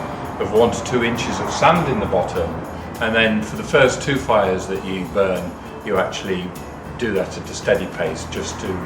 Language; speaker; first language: English; native; English